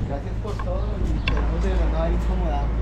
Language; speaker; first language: Spanish; native; Spanish